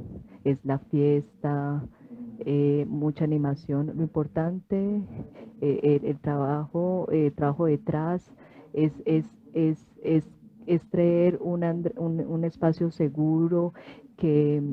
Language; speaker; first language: Spanish; non-native, fluent; French